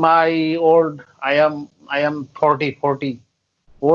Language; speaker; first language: English; non-native, learner; Bangla